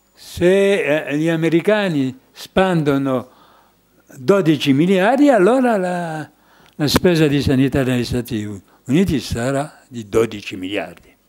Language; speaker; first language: Italian; non-native, fluent; French